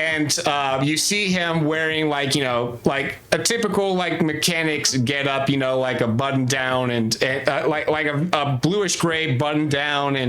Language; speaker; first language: English; native; English